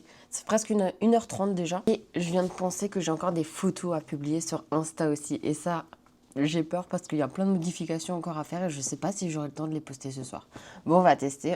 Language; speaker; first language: French; native; French